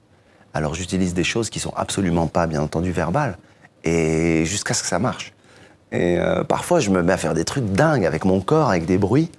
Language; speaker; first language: French; native; French